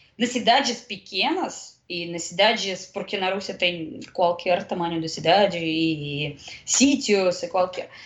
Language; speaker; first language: Portuguese; non-native, learner; Russian